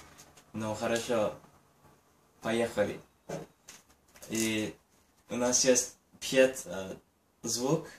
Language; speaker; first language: Russian; non-native, learner; Chinese